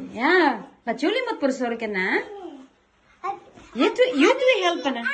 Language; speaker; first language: Dutch; non-native, learner; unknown